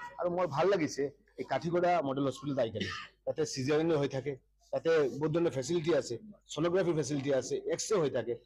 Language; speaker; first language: Assamese; non-native, local second language; Bangla